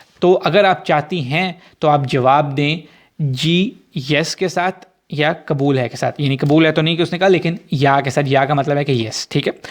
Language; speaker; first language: Urdu; native; Urdu